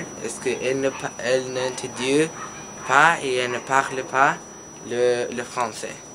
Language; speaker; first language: French; non-native, learner; Spanish